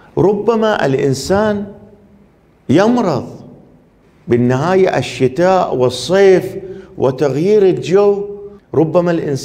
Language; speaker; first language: Arabic; non-native, fluent; Persian